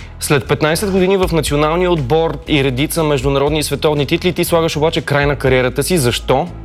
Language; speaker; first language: Bulgarian; native; Bulgarian